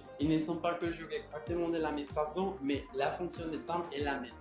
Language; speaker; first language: French; non-native, learner; Spanish